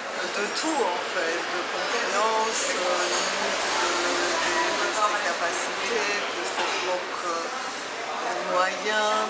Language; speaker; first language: French; non-native, fluent; Georgian